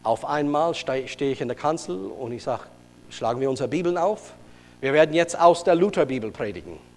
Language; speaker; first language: German; non-native, fluent; English